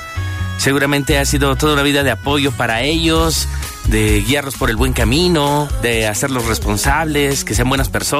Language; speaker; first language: Spanish; native; Spanish